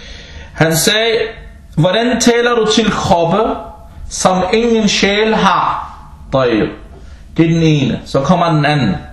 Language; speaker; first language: Danish; early bilingual, other home language; Arabic